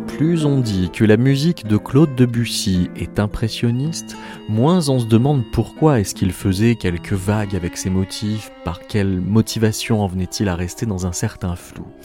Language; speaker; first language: French; native; French